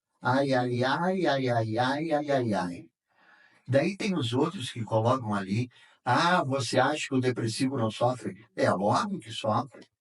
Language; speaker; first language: Portuguese; native; Portuguese